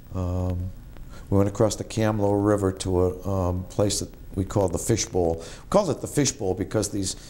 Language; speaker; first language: English; native; English